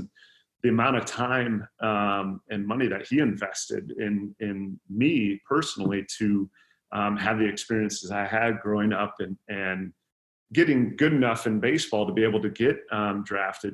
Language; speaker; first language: English; native; English